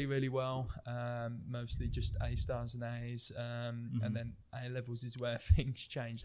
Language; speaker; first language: English; native; English